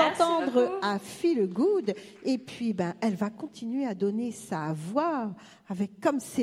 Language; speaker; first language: French; native; French